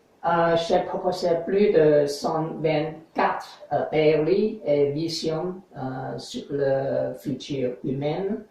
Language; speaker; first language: French; non-native, learner; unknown